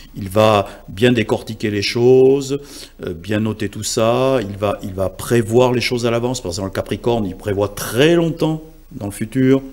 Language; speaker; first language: French; native; French